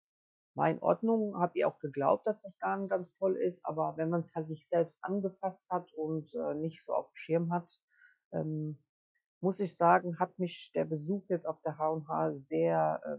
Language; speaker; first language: German; native; German